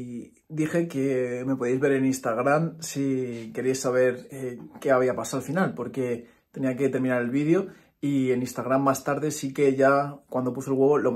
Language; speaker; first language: Spanish; native; Spanish